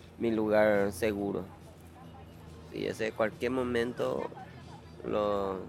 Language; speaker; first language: Spanish; non-native, local second language; Guarani